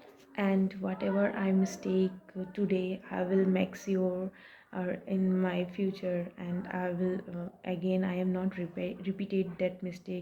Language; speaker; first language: English; non-native, learner; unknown